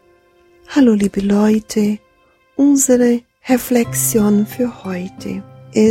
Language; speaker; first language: German; non-native, fluent; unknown